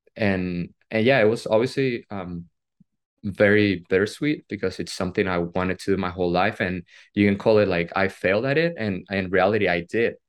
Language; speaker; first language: English; non-native, fluent; Spanish